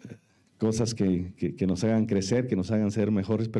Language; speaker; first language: Spanish; native; Spanish